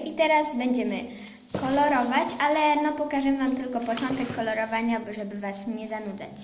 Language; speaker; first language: Polish; early bilingual, heritage; Polish